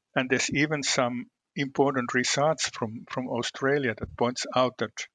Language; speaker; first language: English; non-native, fluent; Finnish